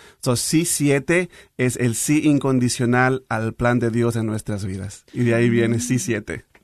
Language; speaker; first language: Spanish; native; Spanish